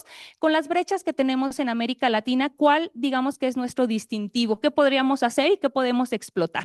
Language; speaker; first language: Spanish; native; Spanish